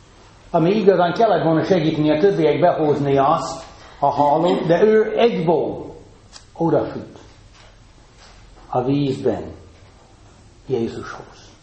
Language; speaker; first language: Hungarian; non-native, fluent; English